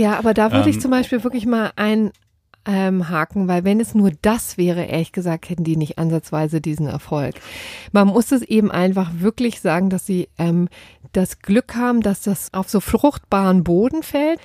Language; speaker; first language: German; native; German